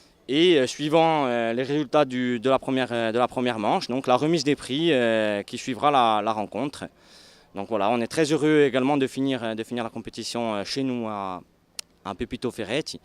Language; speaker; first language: French; native; French